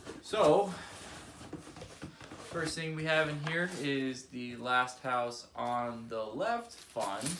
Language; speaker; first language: English; native; English